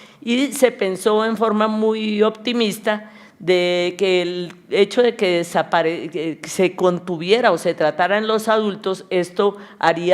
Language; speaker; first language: Spanish; native; Spanish